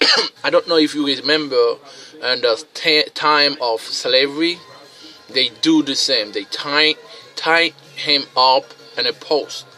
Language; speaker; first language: English; non-native, fluent; Haitian Creole